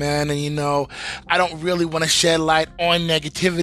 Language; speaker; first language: English; native; English